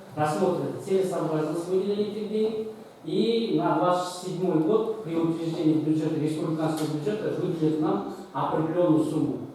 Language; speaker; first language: Russian; non-native, local second language; Kazakh